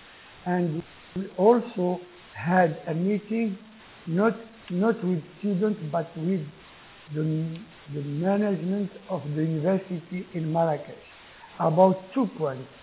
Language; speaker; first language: English; non-native, learner; Arabic